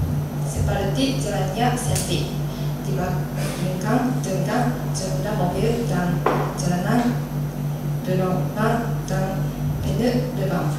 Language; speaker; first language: Indonesian; non-native, learner; Japanese